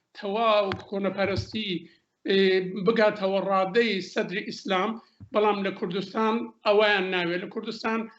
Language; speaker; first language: Central Kurdish; native; Central Kurdish